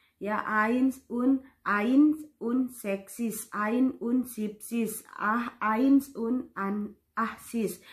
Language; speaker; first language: German; non-native, learner; Indonesian